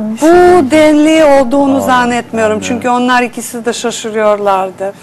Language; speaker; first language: Turkish; non-native, fluent; Russian